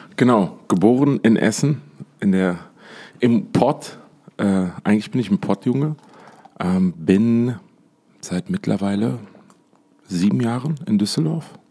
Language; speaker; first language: German; native; German